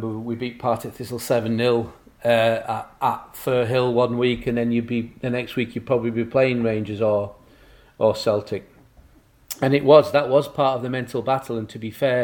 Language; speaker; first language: English; native; English